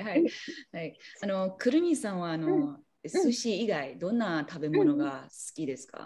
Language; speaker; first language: Japanese; non-native, learner; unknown